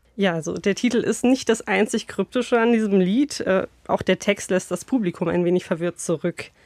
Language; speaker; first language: German; early bilingual, other home language; Bosnian